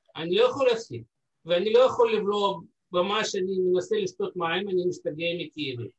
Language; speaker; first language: Hebrew; non-native, fluent; Russian